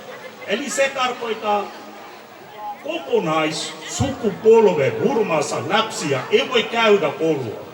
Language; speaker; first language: Finnish; non-native, fluent; Burmese